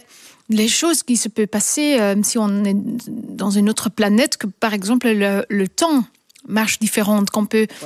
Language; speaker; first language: French; non-native, fluent; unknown